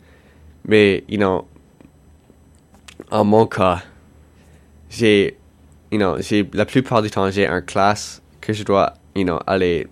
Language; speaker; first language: French; non-native, local second language; English